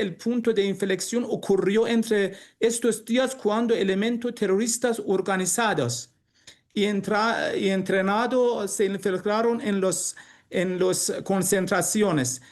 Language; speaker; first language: Spanish; non-native, learner; Persian